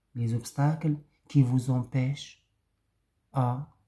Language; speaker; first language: French; non-native, local second language; Arabic